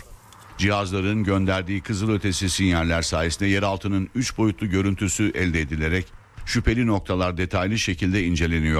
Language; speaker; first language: Turkish; native; Turkish